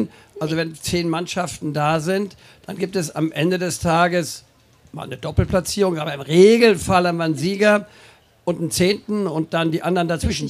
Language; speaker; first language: German; native; German